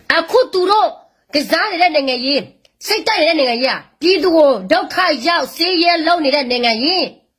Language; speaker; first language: Burmese; non-native, local second language; S'gaw Karen